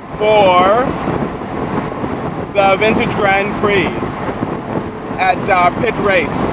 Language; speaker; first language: English; native; English